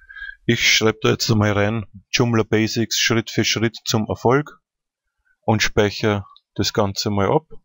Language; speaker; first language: German; native; German